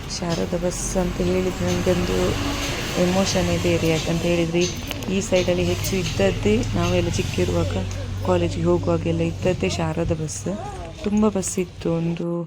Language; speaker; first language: Kannada; non-native, local second language; Tulu